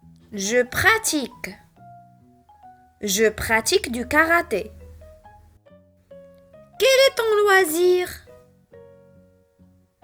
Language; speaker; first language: French; non-native, local second language; Arabic